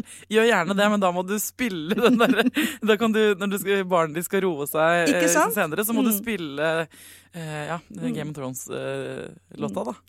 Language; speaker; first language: Norwegian; native; Norwegian